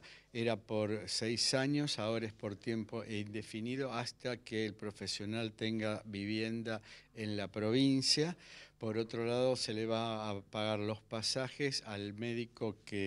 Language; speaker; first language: Spanish; native; Spanish